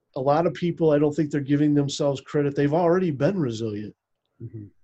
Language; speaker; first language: English; native; English